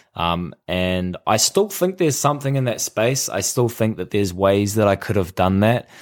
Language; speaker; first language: English; native; English